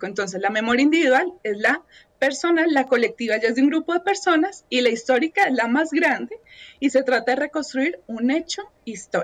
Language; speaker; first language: Spanish; native; Spanish